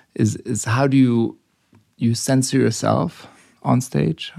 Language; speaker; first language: English; non-native, fluent; German